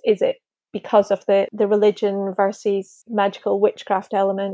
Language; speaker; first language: English; native; English